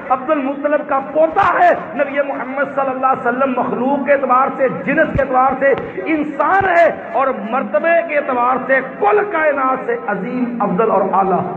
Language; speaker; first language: Urdu; non-native, local second language; Punjabi